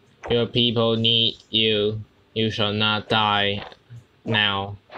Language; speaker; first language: English; non-native, learner; Chinese